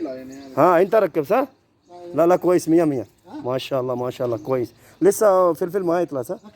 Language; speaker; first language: Arabic; non-native, learner; Punjabi